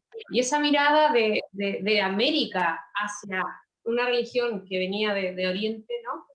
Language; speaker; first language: Spanish; native; Spanish